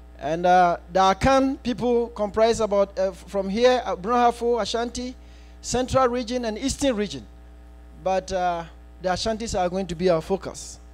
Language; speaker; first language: English; non-native, local second language; Akan